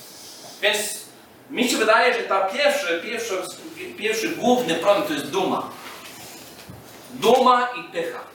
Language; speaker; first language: Polish; non-native, fluent; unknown